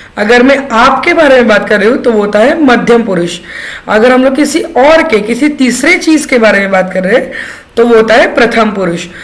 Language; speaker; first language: Hindi; non-native, local second language; Marathi